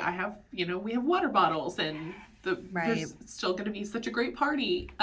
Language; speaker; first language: English; native; English